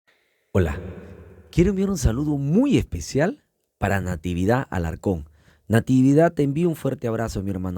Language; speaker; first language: Spanish; native; Spanish